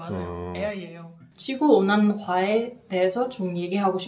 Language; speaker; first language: Korean; non-native, learner; German